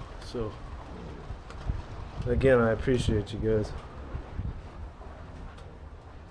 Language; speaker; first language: English; native; English